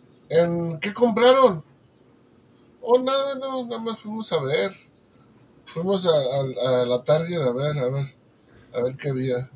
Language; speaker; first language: Spanish; early bilingual, heritage; Spanish